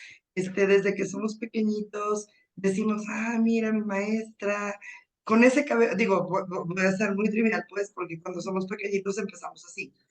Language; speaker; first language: Spanish; native; Spanish